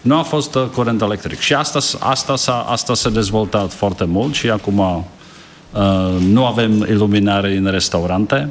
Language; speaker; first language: Romanian; non-native, fluent; Czech